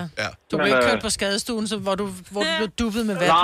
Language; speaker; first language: Danish; native; Danish